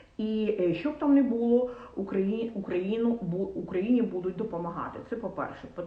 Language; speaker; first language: Ukrainian; non-native, local second language; Russian